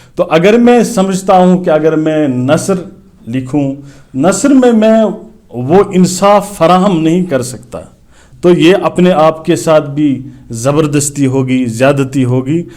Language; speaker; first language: Urdu; non-native, local second language; Kashmiri